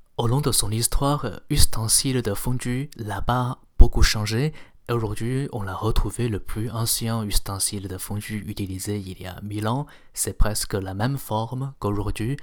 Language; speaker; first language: French; non-native, fluent; Chinese